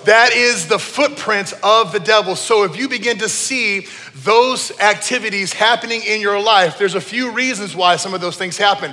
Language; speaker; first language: English; native; English